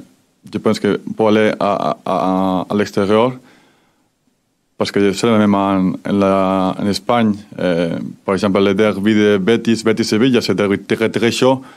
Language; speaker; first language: French; non-native, fluent; Spanish